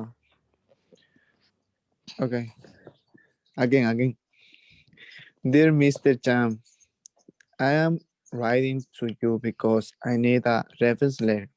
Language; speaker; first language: English; non-native, learner; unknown